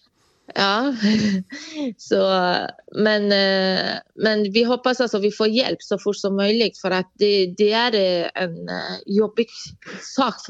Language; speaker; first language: Swedish; non-native, fluent; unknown